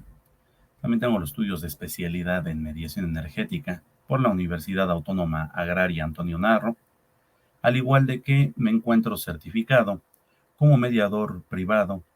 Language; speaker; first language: Spanish; native; Spanish